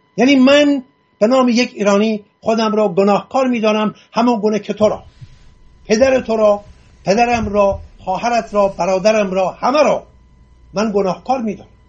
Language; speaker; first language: Persian; non-native, local second language; Assyrian Neo-Aramaic